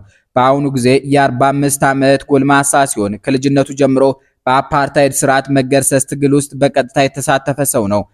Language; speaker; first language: Amharic; native; Amharic